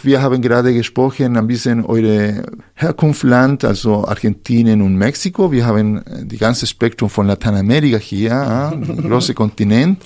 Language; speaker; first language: German; non-native, fluent; Spanish